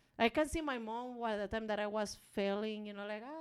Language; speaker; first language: English; non-native, learner; Spanish